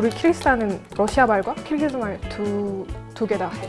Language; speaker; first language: Korean; non-native, fluent; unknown